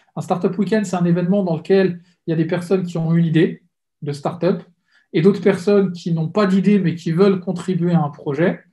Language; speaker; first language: French; native; French